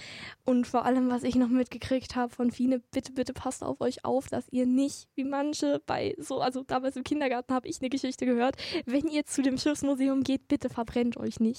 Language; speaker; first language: German; native; German